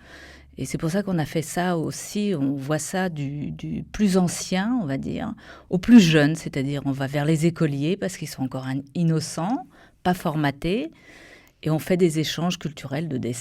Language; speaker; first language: French; native; French